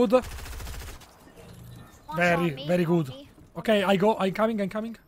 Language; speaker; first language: English; non-native, learner; Italian